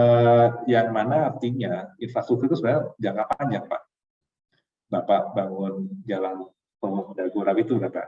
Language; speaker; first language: Indonesian; native; Indonesian